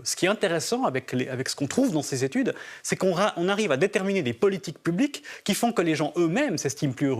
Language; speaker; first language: French; native; French